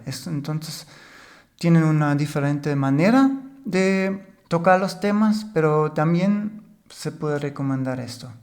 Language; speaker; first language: Spanish; non-native, fluent; German